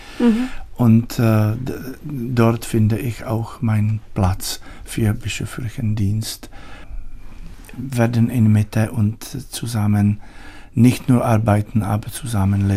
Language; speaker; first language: German; non-native, learner; Czech